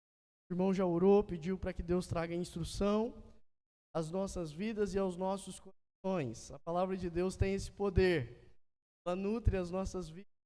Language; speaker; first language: Portuguese; native; Portuguese